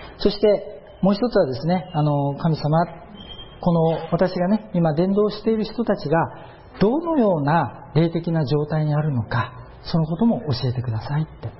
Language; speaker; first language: Japanese; native; Japanese